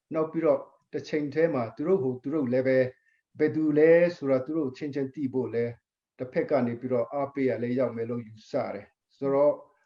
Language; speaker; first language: Burmese; non-native, local second language; Hakha Chin